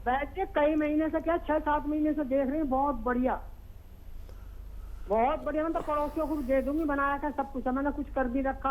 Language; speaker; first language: Hindi; native; Hindi